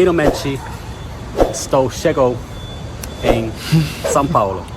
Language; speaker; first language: Portuguese; non-native, learner; English